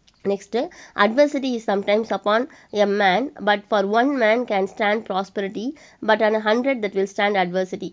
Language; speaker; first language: English; non-native, local second language; Tamil